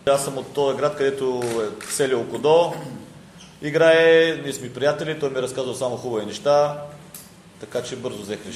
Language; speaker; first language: Bulgarian; native; Bulgarian